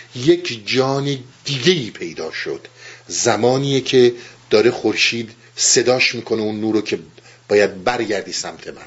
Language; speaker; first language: Persian; native; Persian